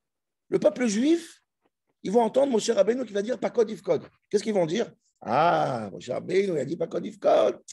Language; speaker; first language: French; native; French